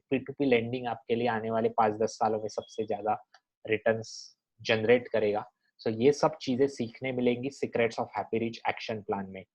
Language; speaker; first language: Hindi; non-native, local second language; Marathi